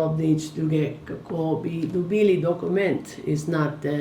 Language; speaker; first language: Slovenian; early bilingual, heritage; English